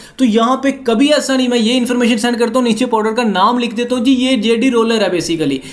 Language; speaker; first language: Urdu; non-native, local second language; Punjabi